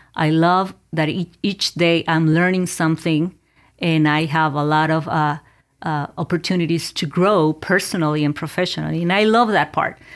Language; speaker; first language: English; non-native, fluent; Spanish